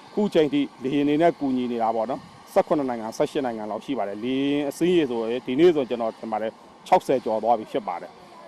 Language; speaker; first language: Burmese; native; Burmese